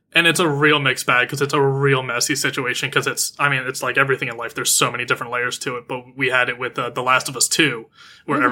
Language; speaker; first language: English; native; English